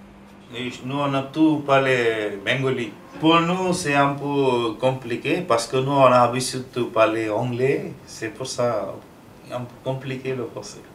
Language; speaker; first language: French; non-native, learner; Bangla